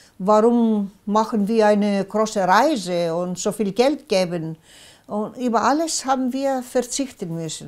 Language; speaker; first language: German; non-native, local second language; Greek